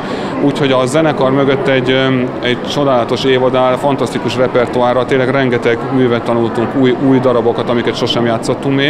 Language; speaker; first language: Hungarian; native; Hungarian